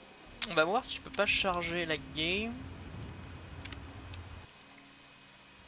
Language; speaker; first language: French; native; French